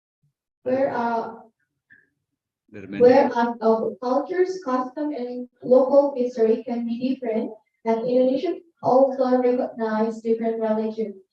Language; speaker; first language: English; non-native, learner; Indonesian